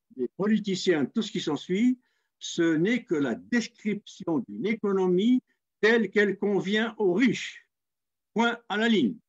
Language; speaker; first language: French; non-native, local second language; Kabyle